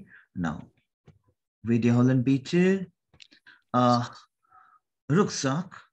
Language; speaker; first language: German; non-native, learner; Hindi